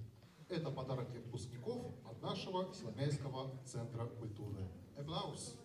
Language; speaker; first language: Russian; native; Russian